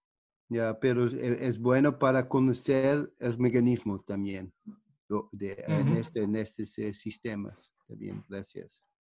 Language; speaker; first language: Spanish; non-native, fluent; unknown